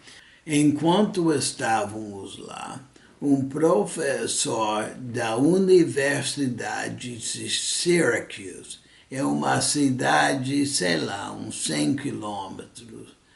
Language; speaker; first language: Portuguese; non-native, fluent; English